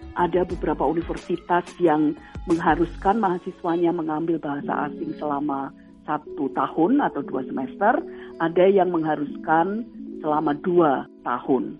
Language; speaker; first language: Indonesian; native; Indonesian